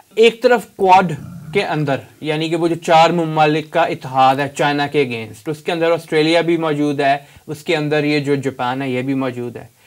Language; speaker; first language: Hindi; native; Hindi